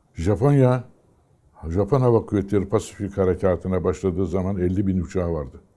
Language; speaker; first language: Turkish; native; Turkish